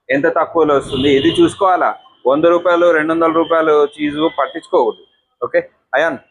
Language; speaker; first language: Telugu; native; Telugu